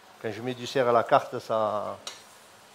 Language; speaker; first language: French; native; French